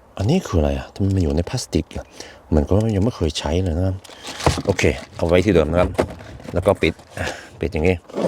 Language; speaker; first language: Thai; non-native, fluent; Norwegian